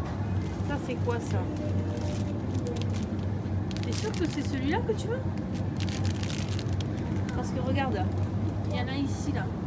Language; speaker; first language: French; native; French